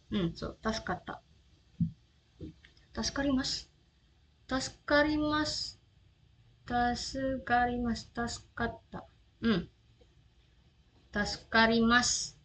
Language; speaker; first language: Japanese; non-native, learner; Indonesian